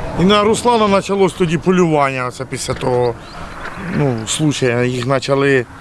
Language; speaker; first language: Ukrainian; non-native, local second language; Russian